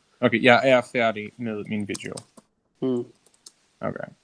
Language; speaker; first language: Danish; non-native, learner; English